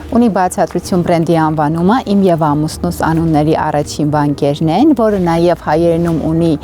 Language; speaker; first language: Armenian; native; Armenian